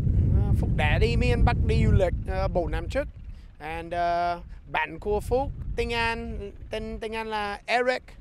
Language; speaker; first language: Vietnamese; non-native, learner; English